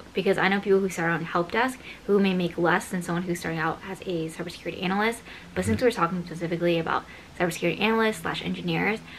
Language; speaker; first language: English; native; English